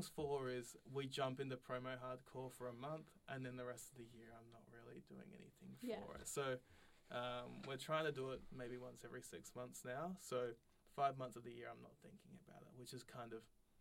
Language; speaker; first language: English; native; English